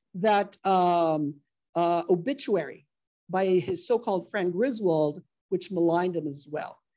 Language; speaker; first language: English; native; English